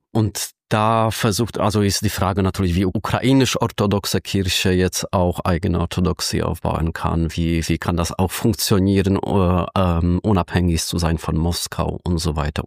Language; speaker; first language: German; non-native, fluent; Polish